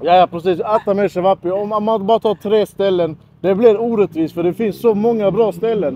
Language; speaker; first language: Swedish; native; Swedish